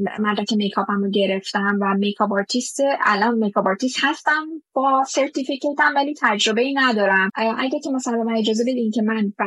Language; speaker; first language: Persian; native; Persian